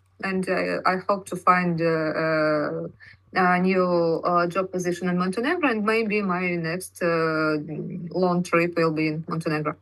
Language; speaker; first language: English; non-native, fluent; Russian